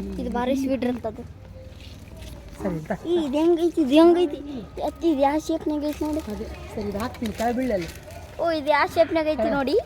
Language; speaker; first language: Kannada; native; Kannada